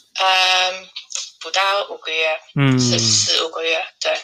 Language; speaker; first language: Chinese; non-native, fluent; English